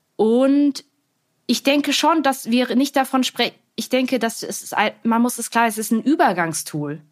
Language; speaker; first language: German; early bilingual, other home language; Vietnamese